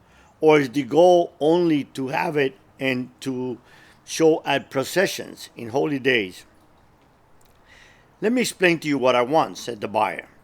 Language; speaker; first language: English; early bilingual, other home language; Spanish